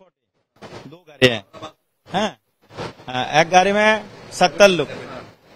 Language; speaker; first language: Hindi; non-native, local second language; Bangla